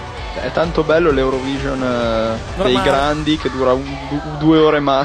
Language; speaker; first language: Italian; native; Italian